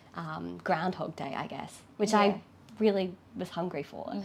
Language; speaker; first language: English; native; English